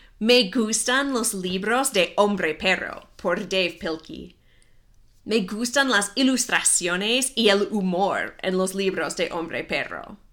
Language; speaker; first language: Spanish; non-native, fluent; English